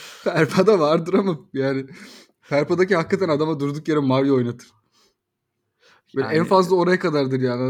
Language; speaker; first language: Turkish; native; Turkish